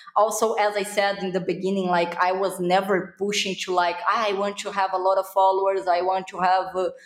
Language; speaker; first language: English; non-native, fluent; Portuguese